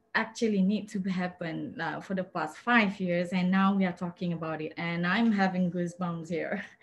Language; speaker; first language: English; non-native, local second language; Malay